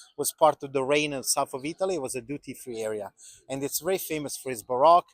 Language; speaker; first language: English; non-native, fluent; Italian